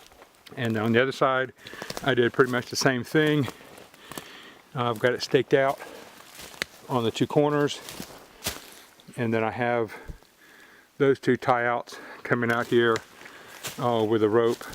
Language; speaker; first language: English; native; English